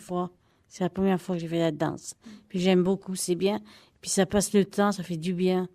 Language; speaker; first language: French; native; French